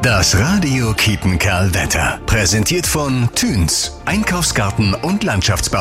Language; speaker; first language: German; native; German